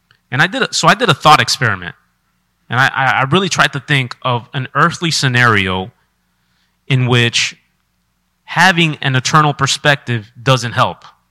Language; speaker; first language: English; early bilingual, other home language; Spanish